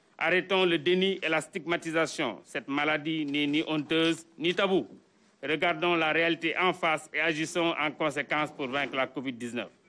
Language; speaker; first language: French; non-native, local second language; Wolof